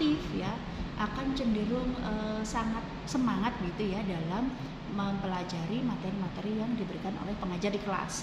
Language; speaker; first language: Indonesian; native; Indonesian